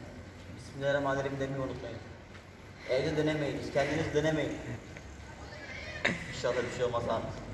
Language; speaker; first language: Turkish; native; Turkish